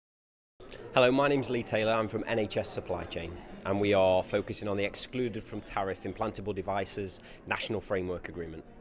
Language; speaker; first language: English; native; English